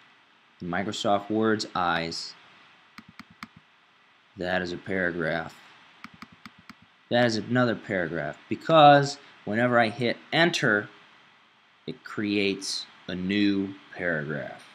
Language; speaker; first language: English; native; English